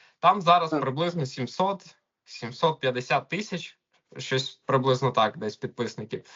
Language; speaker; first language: Ukrainian; non-native, local second language; Russian